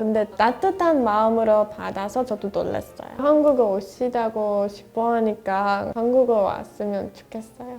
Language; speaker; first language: Korean; non-native, learner; Persian